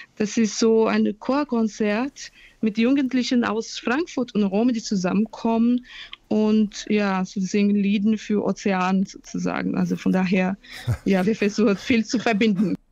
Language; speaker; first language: German; non-native, fluent; Portuguese